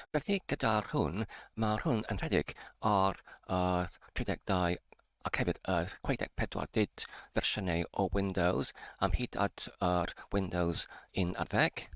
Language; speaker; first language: Welsh; non-native, learner; English